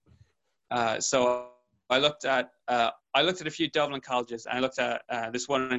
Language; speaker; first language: English; native; English